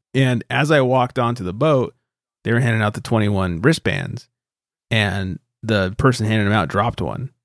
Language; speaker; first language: English; native; English